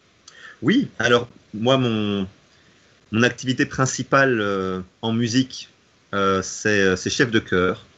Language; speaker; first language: French; native; French